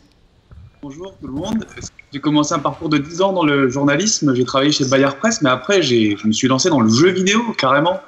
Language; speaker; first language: French; native; French